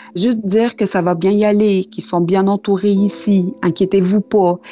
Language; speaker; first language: French; non-native, local second language; Arabic